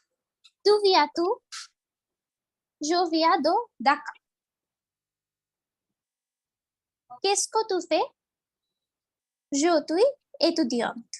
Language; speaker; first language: French; non-native, learner; Bangla